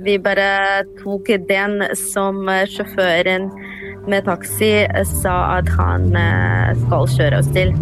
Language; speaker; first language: Norwegian; non-native, fluent; Ukrainian